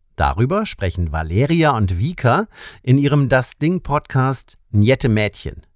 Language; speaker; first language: German; native; German